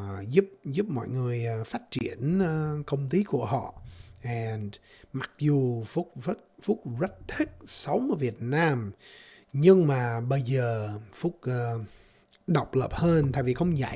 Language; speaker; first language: Vietnamese; non-native, learner; English